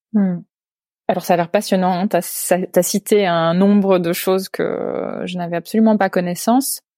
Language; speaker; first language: French; native; French